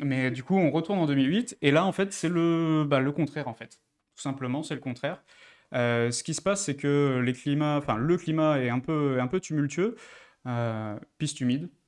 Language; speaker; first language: French; native; French